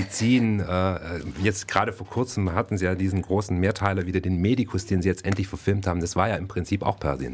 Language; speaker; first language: German; native; German